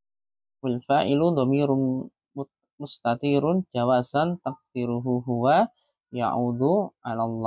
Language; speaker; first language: Arabic; non-native, learner; Indonesian